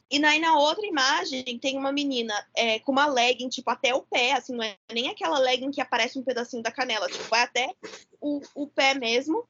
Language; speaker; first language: Portuguese; native; Portuguese